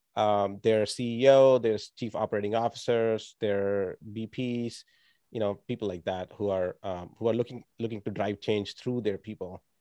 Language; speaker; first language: English; non-native, local second language; Tamil